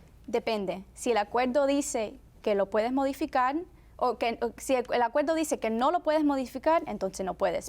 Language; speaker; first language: Spanish; early bilingual, heritage; Spanish